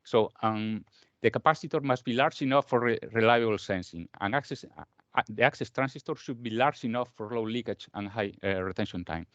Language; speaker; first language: English; non-native, fluent; Galician